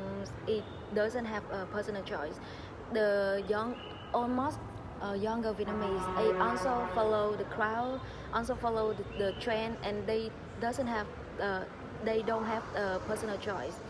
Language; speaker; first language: English; non-native, learner; Vietnamese